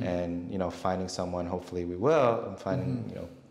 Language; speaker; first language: English; native; English